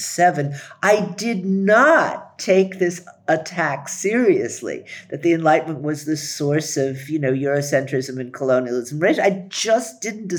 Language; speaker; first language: English; native; English